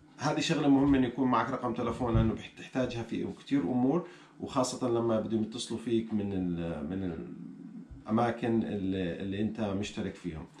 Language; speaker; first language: Arabic; native; Arabic